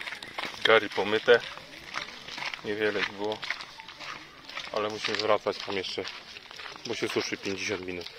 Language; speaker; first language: Polish; native; Polish